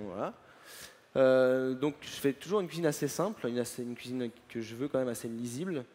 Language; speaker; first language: French; native; French